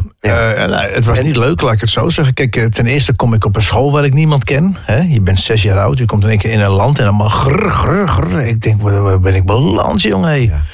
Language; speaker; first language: Dutch; early bilingual, other home language; English